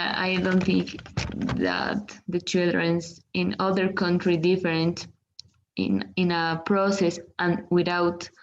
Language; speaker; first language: English; non-native, learner; Spanish